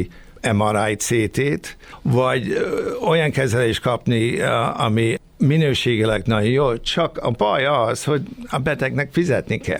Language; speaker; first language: Hungarian; early bilingual, heritage; Hungarian